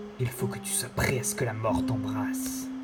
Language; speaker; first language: French; native; French